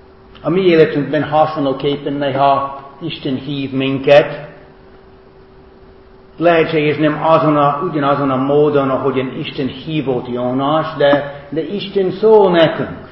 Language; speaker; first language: Hungarian; non-native, fluent; English